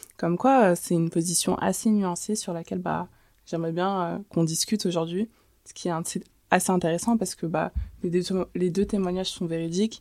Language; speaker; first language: French; early bilingual, other home language; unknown